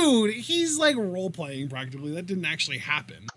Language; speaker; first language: English; native; English